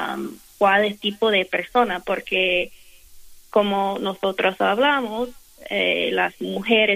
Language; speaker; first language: Spanish; non-native, fluent; English